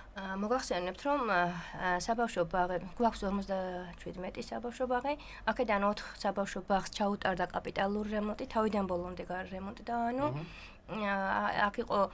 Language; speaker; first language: Georgian; native; Georgian